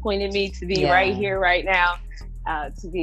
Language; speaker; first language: English; native; English